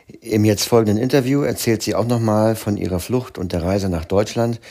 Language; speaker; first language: German; native; German